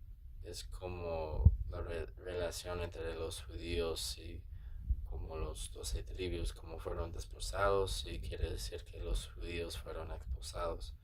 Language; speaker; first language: Spanish; non-native, learner; English